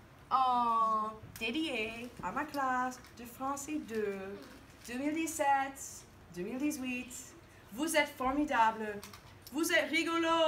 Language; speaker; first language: French; non-native, fluent; English